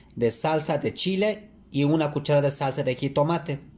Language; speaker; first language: Spanish; non-native, learner; Turkish